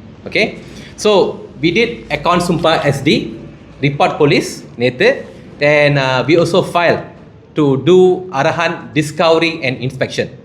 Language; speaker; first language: English; non-native, local second language; Tamil